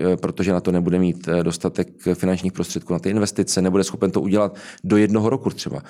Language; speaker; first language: Czech; native; Czech